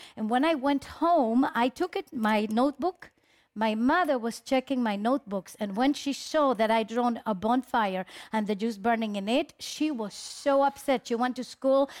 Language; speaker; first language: English; early bilingual, other home language; Spanish